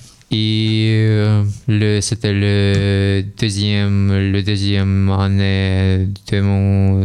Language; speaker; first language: French; non-native, learner; Russian